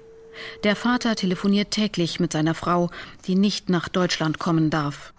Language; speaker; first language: German; native; German